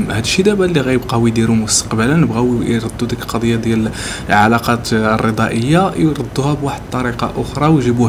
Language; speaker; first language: Arabic; native; Arabic